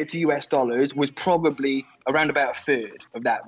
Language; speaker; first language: English; native; English